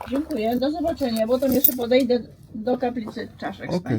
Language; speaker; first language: Polish; native; Polish